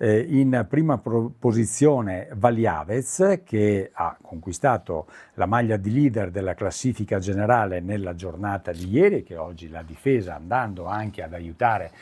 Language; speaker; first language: Italian; native; Italian